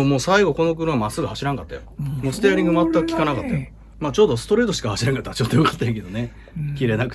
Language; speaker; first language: Japanese; native; Japanese